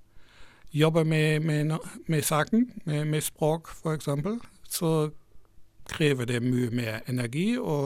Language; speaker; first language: Norwegian; non-native, fluent; German